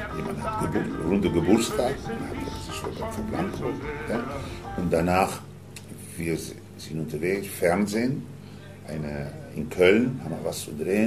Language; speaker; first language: German; non-native, fluent; Spanish